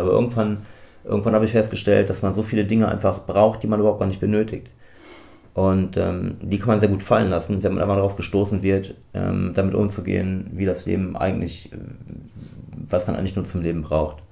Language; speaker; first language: German; native; German